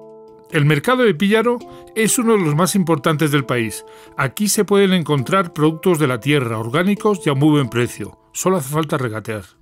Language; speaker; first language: Spanish; native; Spanish